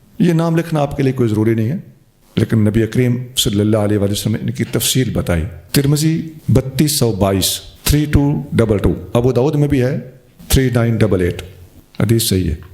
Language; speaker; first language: Urdu; non-native, local second language; Punjabi